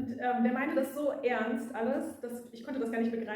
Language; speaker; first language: German; native; German